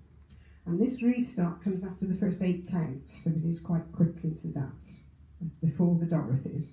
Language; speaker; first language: English; native; English